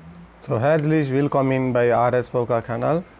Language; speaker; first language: German; non-native, learner; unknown